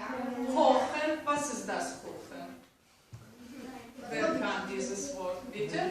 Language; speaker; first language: German; non-native, fluent; Russian